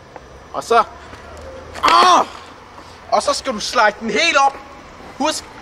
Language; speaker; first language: Danish; native; Danish